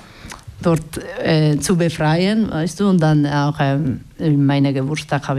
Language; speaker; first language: German; non-native, learner; Basque